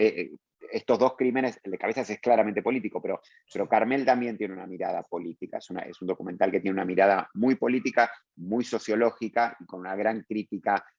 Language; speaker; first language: Spanish; native; Spanish